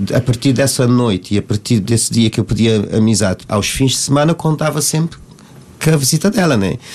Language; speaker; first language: Portuguese; non-native, local second language; Kabuverdianu